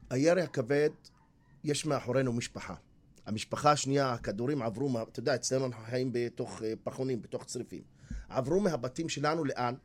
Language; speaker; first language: Hebrew; non-native, local second language; Arabic